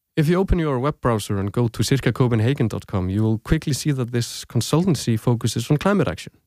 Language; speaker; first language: English; non-native, fluent; Icelandic